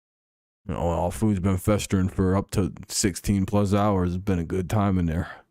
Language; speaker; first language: English; native; English